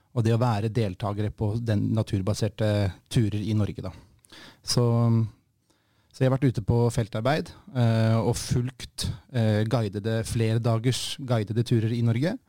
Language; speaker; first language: Norwegian; native; Norwegian